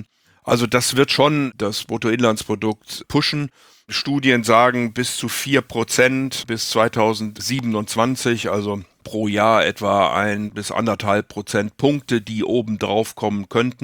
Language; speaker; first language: German; native; German